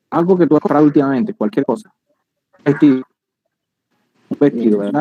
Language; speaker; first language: Spanish; native; Spanish